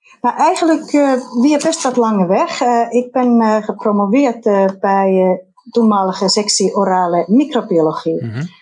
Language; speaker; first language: Dutch; non-native, fluent; Finnish